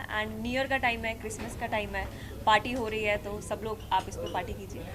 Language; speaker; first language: Hindi; non-native, local second language; Punjabi